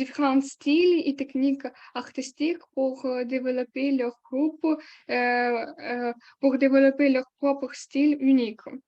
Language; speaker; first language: French; non-native, learner; Ukrainian